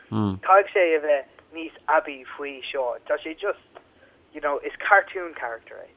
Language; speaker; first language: Irish; non-native, local second language; English